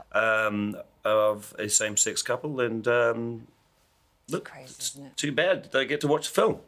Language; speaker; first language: English; native; English